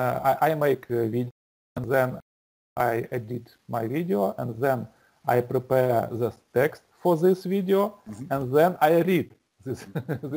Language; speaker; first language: English; non-native, learner; Russian